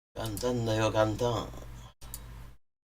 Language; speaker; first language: Japanese; non-native, learner; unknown